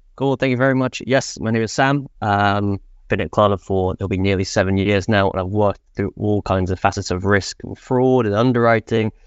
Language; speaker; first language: English; native; English